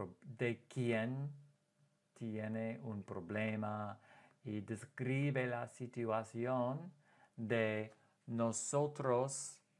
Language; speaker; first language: Spanish; non-native, fluent; English